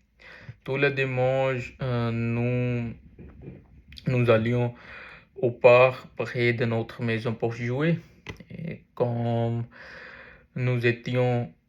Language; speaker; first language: French; non-native, learner; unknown